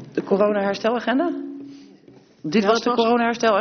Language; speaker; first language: Dutch; native; Dutch